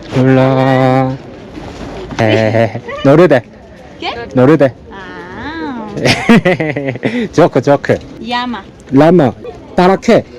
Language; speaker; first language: Spanish; non-native, learner; Korean